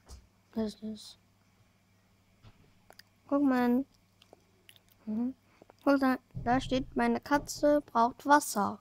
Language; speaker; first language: German; early bilingual, other home language; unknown